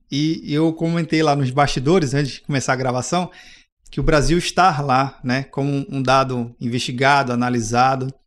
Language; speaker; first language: Portuguese; native; Portuguese